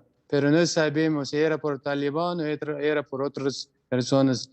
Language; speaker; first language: Spanish; non-native, learner; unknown